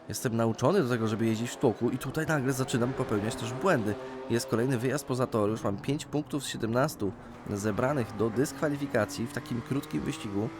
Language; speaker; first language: Polish; native; Polish